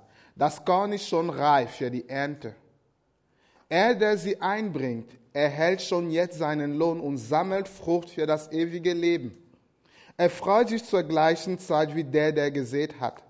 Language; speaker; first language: German; non-native, fluent; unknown